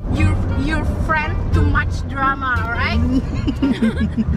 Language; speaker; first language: English; non-native, learner; Indonesian